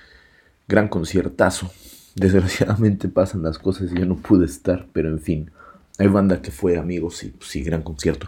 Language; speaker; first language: Spanish; native; Spanish